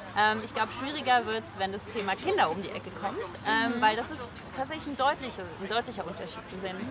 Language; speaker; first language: German; early bilingual, heritage; French